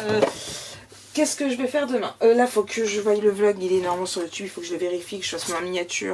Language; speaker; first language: French; native; French